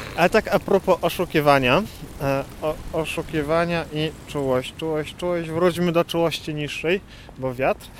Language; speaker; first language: Polish; native; Polish